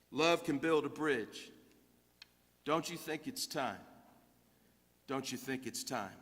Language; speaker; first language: English; native; English